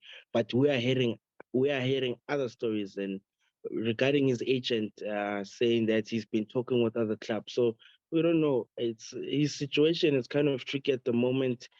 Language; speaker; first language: English; non-native, local second language; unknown